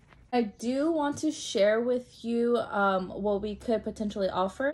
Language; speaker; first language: English; early bilingual, other home language; Spanish